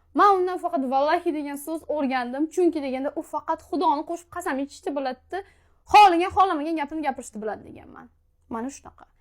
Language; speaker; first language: Uzbek; non-native, local second language; Tajik